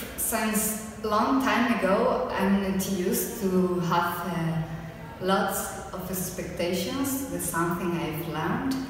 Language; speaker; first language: English; non-native, fluent; Spanish